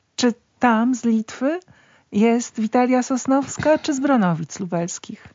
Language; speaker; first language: Polish; native; Polish